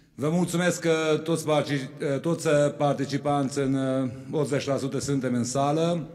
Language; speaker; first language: Romanian; non-native, local second language; Hungarian